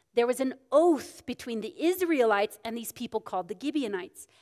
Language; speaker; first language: English; native; English